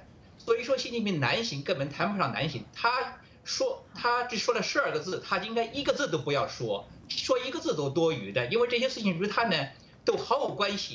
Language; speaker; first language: Chinese; native; Chinese